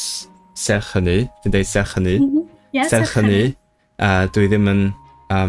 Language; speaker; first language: Welsh; non-native, learner; Cantonese